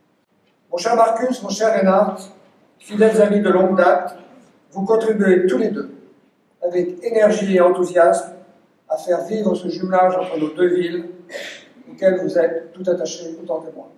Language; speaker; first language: French; native; French